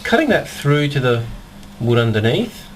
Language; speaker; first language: English; native; English